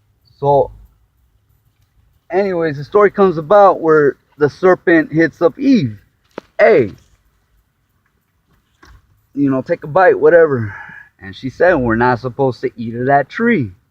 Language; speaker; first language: English; native; English